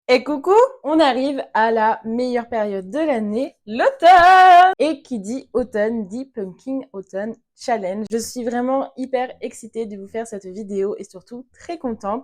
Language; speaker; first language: French; native; French